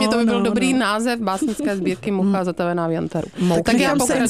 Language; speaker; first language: Czech; native; Czech